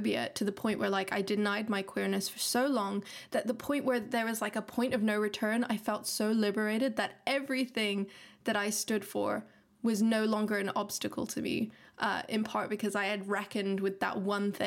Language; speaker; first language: English; non-native, local second language; Cantonese